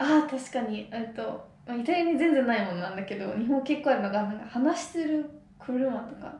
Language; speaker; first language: Japanese; non-native, fluent; Italian